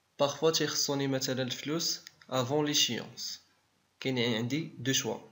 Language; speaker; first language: French; non-native, local second language; Arabic